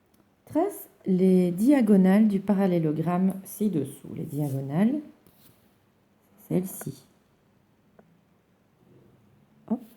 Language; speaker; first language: French; native; French